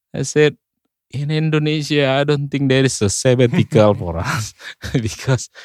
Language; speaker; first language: English; non-native, fluent; Indonesian